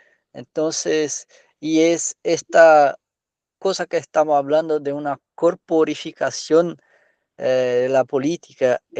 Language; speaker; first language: Spanish; non-native, fluent; Portuguese